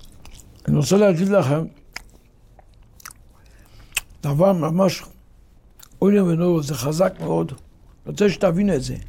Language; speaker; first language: Hebrew; non-native, local second language; Yiddish